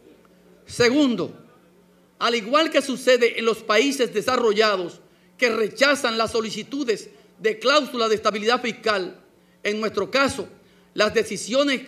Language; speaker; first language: Spanish; native; Spanish